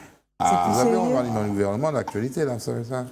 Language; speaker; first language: French; native; French